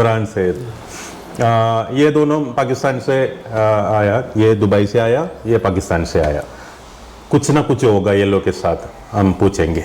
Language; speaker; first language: Hindi; non-native, local second language; Malayalam